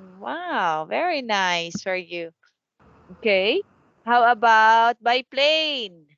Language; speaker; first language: English; non-native, fluent; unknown